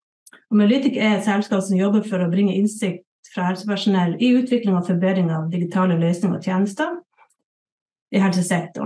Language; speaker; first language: Norwegian; native; Norwegian